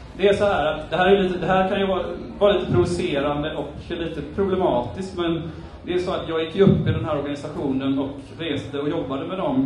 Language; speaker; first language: Swedish; native; Swedish